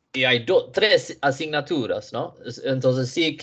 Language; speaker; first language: Spanish; non-native, learner; Swedish